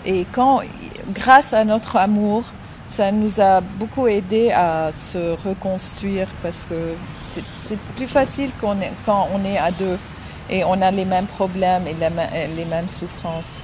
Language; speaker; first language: French; non-native, fluent; Arabic